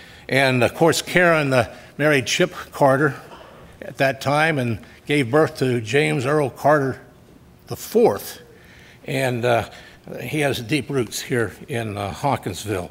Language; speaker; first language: English; native; English